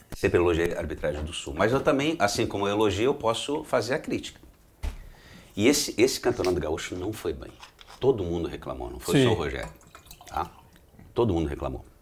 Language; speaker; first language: Portuguese; native; Portuguese